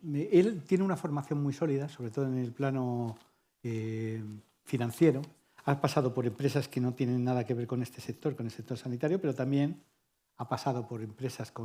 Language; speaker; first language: Spanish; native; Spanish